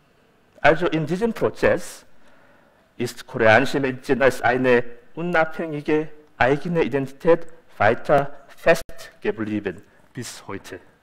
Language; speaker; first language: German; non-native, fluent; Korean